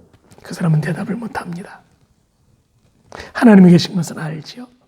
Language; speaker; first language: Korean; native; Korean